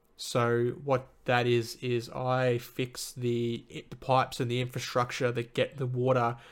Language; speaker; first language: English; native; English